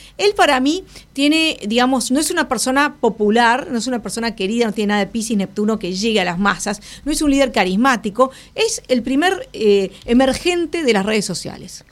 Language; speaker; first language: Spanish; native; Spanish